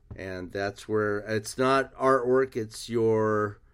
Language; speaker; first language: English; early bilingual, other home language; Spanish